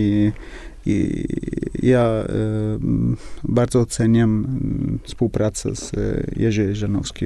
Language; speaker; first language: Polish; non-native, learner; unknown